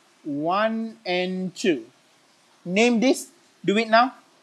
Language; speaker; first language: English; non-native, local second language; Malay